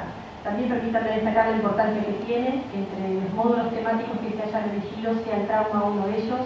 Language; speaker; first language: Spanish; native; Spanish